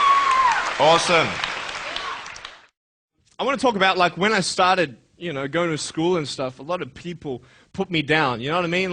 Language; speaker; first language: English; native; English